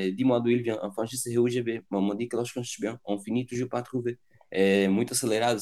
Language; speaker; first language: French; non-native, learner; Portuguese